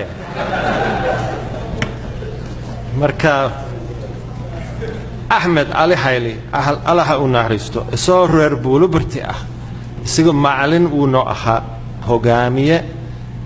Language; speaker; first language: Somali; non-native, fluent; English